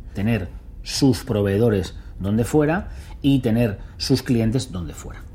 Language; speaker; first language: Spanish; native; Spanish